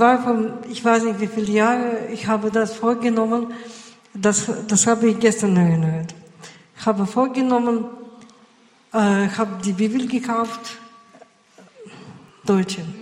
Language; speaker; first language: German; non-native, local second language; Russian